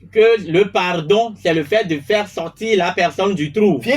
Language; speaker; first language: French; non-native, local second language; Ewe